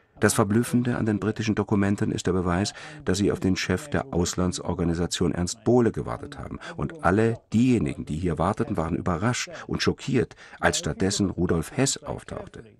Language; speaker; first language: German; native; German